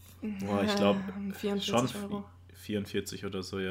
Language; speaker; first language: German; native; German